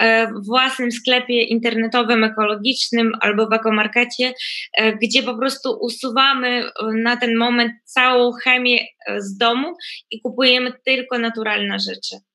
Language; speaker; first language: Polish; non-native, fluent; Ukrainian